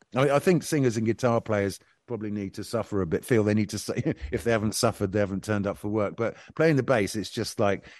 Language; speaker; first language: English; native; English